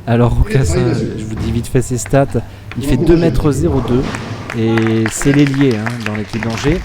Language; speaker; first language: French; native; French